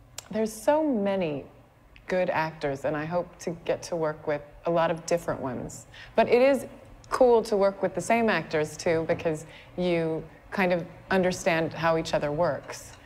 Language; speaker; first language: English; early bilingual, other home language; Persian